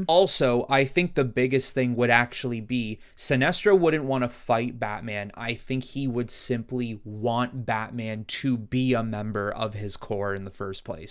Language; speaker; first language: English; native; English